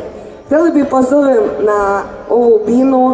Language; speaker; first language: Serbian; non-native, fluent; Russian